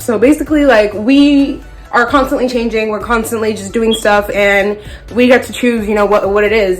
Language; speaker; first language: English; native; English